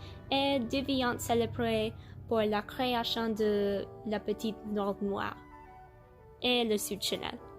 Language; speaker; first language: French; non-native, learner; English